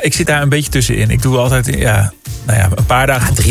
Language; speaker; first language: Dutch; native; Dutch